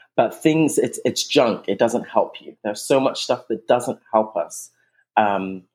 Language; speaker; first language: English; native; English